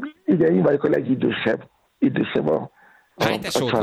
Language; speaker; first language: Hungarian; non-native, fluent; Yoruba